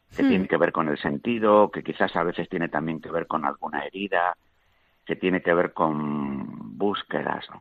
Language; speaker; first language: Spanish; native; Spanish